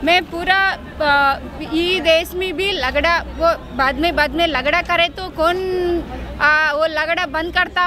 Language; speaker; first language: Hindi; non-native, local second language; Telugu